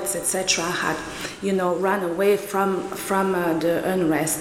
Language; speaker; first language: English; non-native, local second language; Kinyarwanda